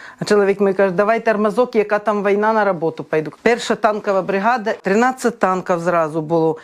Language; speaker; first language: Ukrainian; native; Ukrainian